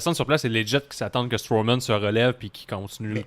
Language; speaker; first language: French; native; French